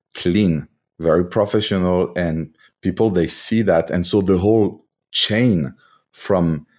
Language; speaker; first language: English; non-native, fluent; French